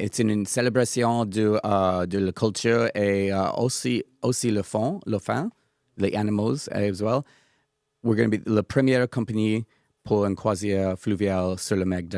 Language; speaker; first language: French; non-native, learner; English